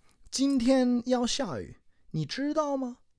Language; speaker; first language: Chinese; non-native, learner; English